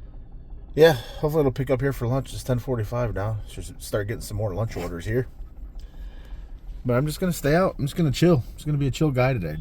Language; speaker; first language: English; native; English